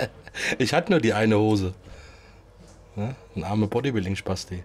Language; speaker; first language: German; native; German